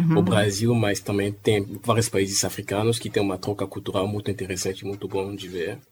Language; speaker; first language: Portuguese; non-native, fluent; French